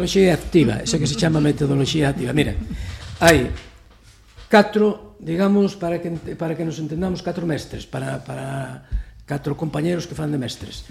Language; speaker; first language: Galician; native; Galician